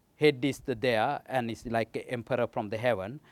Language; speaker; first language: English; non-native, local second language; Sinhala